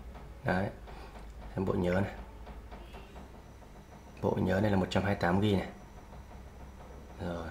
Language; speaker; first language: Vietnamese; native; Vietnamese